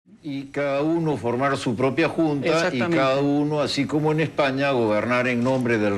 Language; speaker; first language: Spanish; native; Spanish